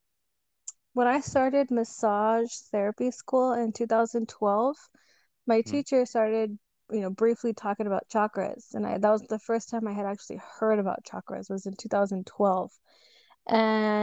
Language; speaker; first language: English; native; English